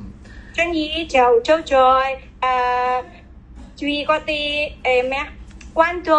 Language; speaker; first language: Cantonese; non-native, learner; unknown